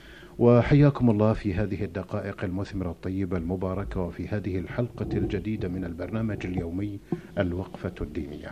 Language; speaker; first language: Arabic; native; Arabic